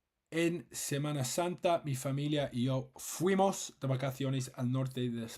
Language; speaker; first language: Spanish; non-native, fluent; English